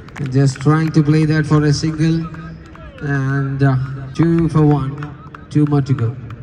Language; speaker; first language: English; non-native, local second language; Malayalam